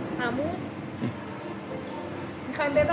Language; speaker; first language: Persian; native; Persian